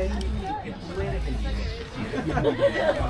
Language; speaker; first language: Spanish; native; Spanish